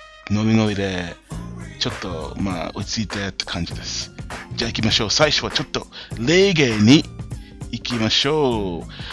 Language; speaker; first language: Japanese; non-native, fluent; English